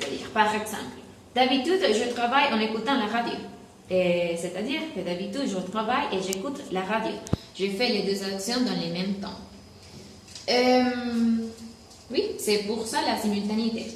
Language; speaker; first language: French; non-native, learner; Spanish